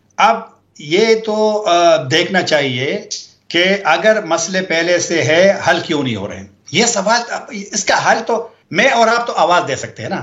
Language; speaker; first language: Urdu; non-native, local second language; Pashto